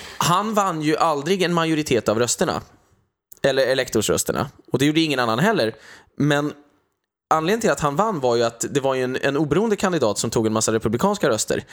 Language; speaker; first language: Swedish; native; Swedish